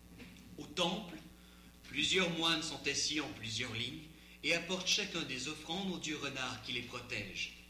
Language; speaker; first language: French; native; French